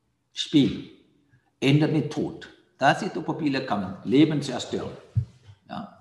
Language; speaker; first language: German; non-native, learner; Sinhala